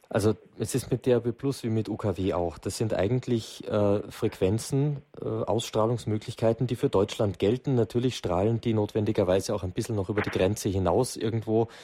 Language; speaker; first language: German; non-native, fluent; English